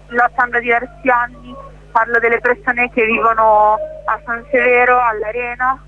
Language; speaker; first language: Italian; native; Italian